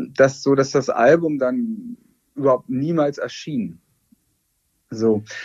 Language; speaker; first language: German; native; German